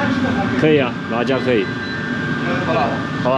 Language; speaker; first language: Chinese; non-native, fluent; English